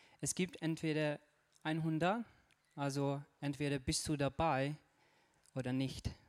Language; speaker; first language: German; non-native, fluent; Hungarian